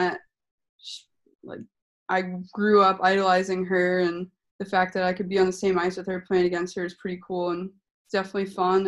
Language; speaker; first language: English; native; English